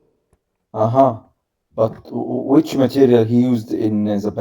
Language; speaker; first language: English; non-native, learner; Arabic